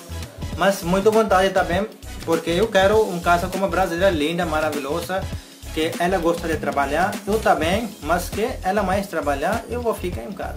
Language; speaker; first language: Portuguese; non-native, learner; Hindi